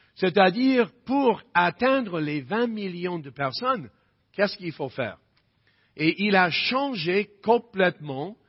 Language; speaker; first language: French; non-native, fluent; English